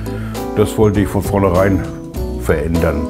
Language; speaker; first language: German; native; German